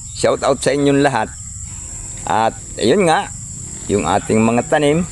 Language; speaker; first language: Filipino; non-native, local second language; Cebuano